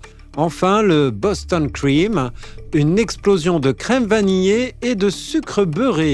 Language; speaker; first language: French; native; French